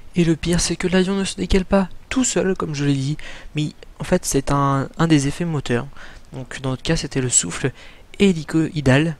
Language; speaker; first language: French; native; French